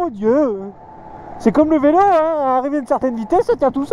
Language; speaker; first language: French; native; French